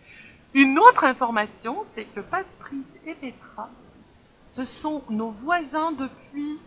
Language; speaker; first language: French; native; French